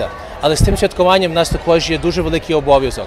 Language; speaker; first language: Ukrainian; early bilingual, heritage; Ukrainian